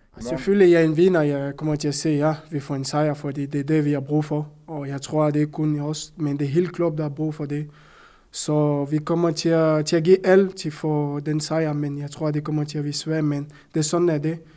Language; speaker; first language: Danish; non-native, fluent; French